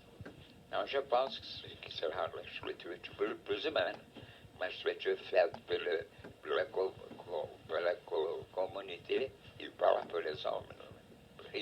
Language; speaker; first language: French; non-native, fluent; Portuguese